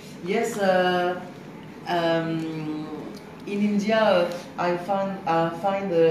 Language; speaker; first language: English; non-native, learner; French